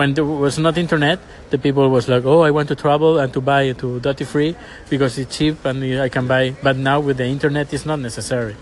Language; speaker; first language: English; non-native, learner; Spanish